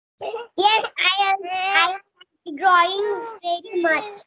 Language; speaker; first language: English; non-native, local second language; Marathi